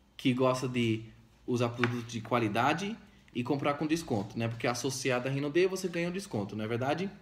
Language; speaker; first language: Portuguese; non-native, fluent; English